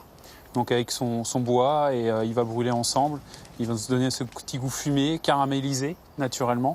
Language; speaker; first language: French; native; French